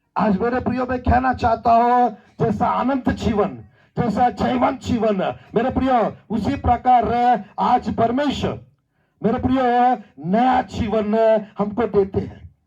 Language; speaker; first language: Hindi; non-native, local second language; Telugu